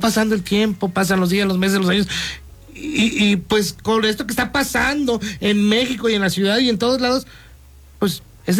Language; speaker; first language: Spanish; native; Spanish